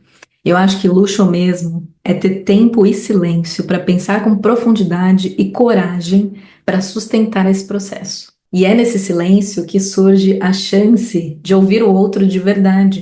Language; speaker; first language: Portuguese; native; Portuguese